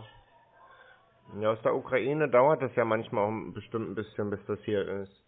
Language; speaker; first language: German; native; German